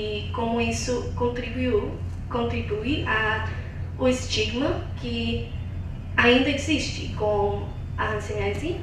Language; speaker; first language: Portuguese; non-native, fluent; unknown